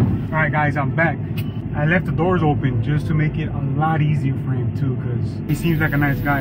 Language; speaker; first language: English; early bilingual, other home language; Spanish